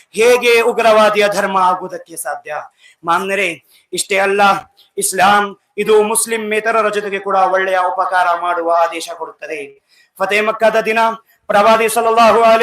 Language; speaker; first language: Kannada; non-native, local second language; Urdu